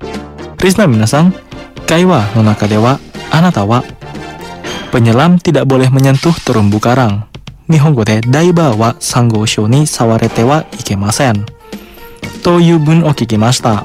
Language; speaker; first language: Japanese; non-native, fluent; Indonesian